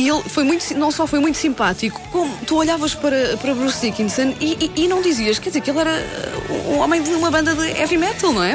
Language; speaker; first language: Portuguese; native; Portuguese